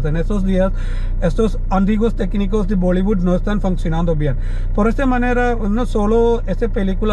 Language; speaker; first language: Spanish; non-native, learner; Malayalam